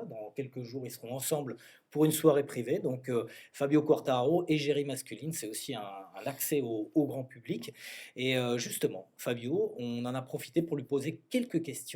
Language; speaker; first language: French; native; French